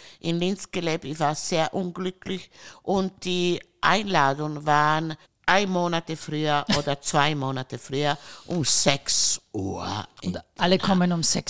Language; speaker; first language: German; non-native, learner; Italian